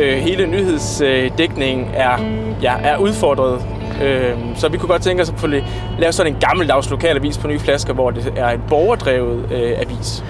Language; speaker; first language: Danish; native; Danish